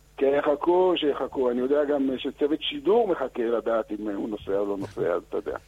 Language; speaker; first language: Hebrew; native; Hebrew